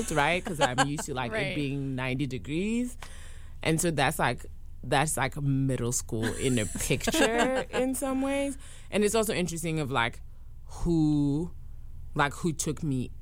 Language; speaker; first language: English; non-native, fluent; French